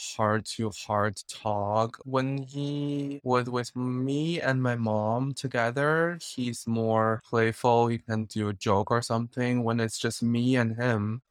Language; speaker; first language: English; non-native, fluent; Chinese